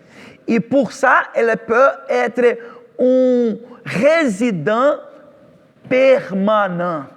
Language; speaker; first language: French; non-native, fluent; Portuguese